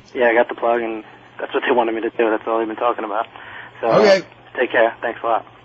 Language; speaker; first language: English; native; English